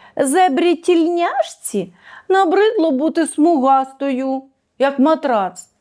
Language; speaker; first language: Ukrainian; native; Ukrainian